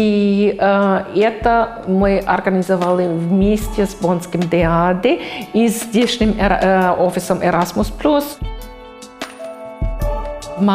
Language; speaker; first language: Russian; non-native, fluent; German